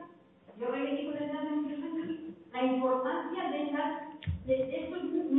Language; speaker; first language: Spanish; native; Spanish